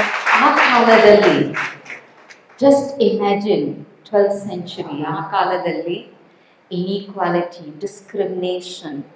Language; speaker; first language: Kannada; non-native, local second language; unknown